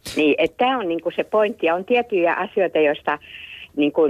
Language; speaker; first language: Finnish; native; Finnish